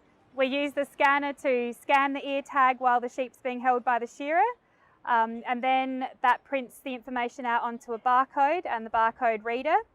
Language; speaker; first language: English; native; English